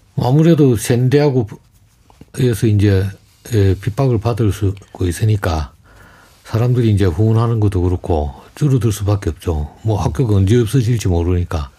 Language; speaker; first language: Korean; native; Korean